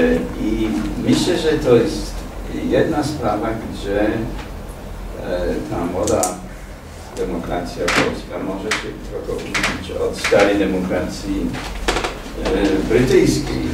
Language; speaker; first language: Polish; non-native, fluent; English